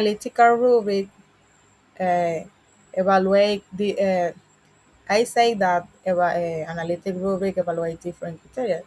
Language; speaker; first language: English; non-native, learner; Spanish